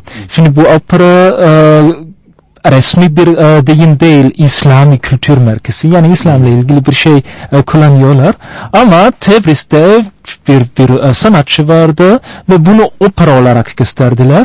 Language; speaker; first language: Turkish; non-native, fluent; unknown